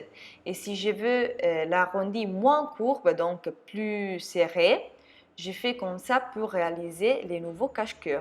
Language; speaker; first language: French; non-native, fluent; Italian